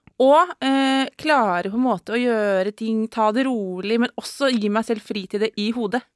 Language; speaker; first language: Norwegian; native; Norwegian